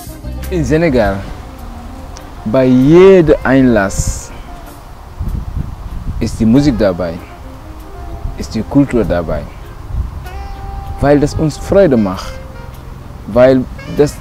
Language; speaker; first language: German; non-native, local second language; Wolof